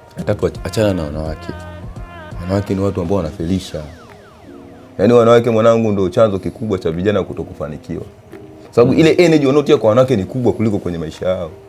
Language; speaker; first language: Swahili; native; Swahili